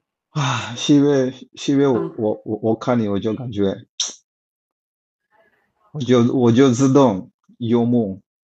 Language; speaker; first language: Chinese; non-native, fluent; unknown